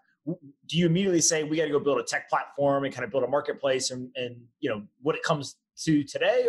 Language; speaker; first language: English; native; English